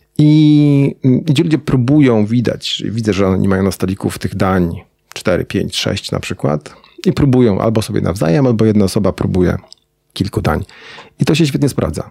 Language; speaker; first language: Polish; native; Polish